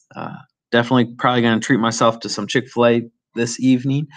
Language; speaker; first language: English; native; English